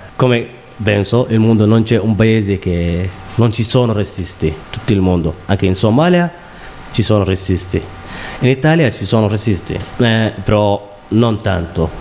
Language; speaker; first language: Italian; non-native, learner; Somali